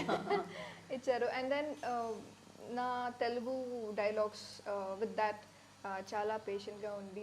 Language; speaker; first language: Telugu; non-native, learner; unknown